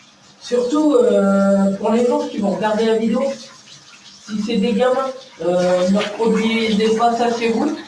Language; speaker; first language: French; native; French